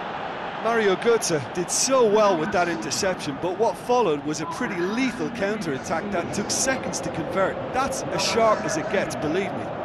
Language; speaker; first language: English; native; English